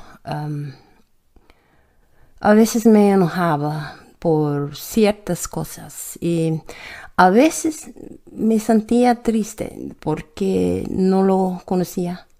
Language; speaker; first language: Spanish; non-native, learner; English